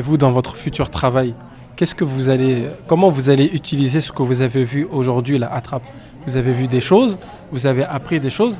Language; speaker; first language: French; native; French